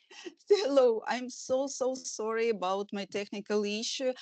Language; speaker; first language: English; non-native, learner; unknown